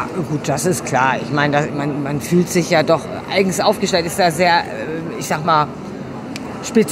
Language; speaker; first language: German; native; German